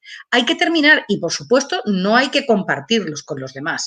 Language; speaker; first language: Spanish; native; Spanish